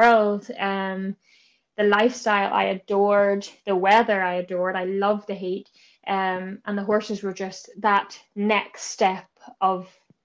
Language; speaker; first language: English; native; English